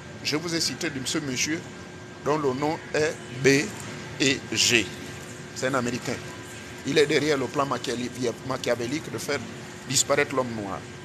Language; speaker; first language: French; native; French